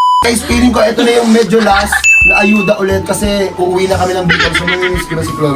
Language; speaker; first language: Filipino; non-native, local second language; Bikol